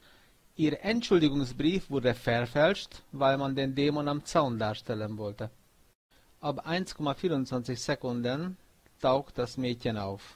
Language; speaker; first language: German; non-native, fluent; Hungarian